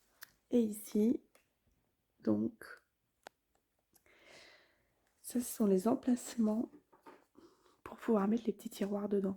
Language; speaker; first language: French; native; French